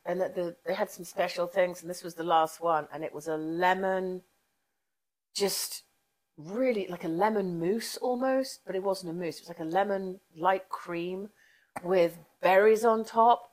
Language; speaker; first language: English; native; English